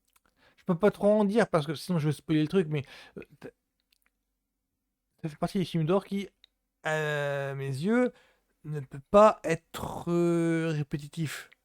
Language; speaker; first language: French; native; French